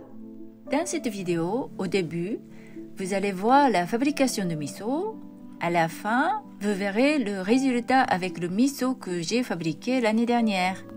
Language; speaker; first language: French; non-native, fluent; Japanese